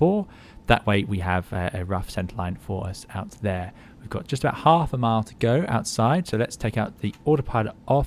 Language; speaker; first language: English; native; English